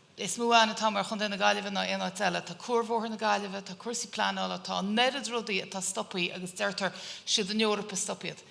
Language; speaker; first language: Irish; native; Irish